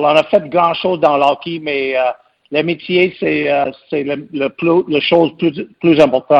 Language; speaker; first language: French; non-native, local second language; English